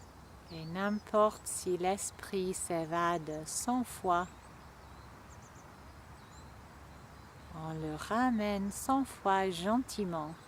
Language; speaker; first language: French; non-native, fluent; English